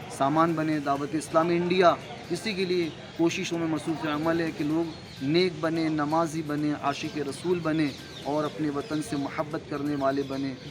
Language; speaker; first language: Urdu; native; Urdu